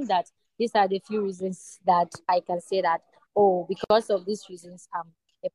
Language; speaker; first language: English; non-native, local second language; Ewe